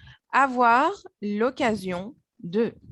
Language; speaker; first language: French; non-native, fluent; Filipino